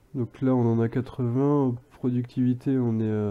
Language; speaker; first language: French; native; French